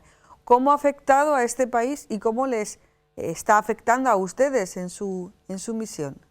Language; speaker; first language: Spanish; native; Spanish